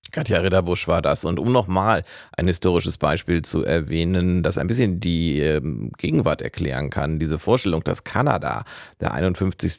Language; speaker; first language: German; native; German